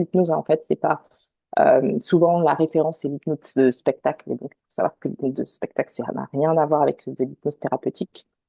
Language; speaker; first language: French; native; French